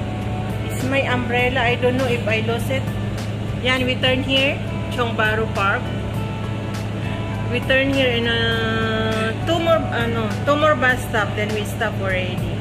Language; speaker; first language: English; non-native, learner; Filipino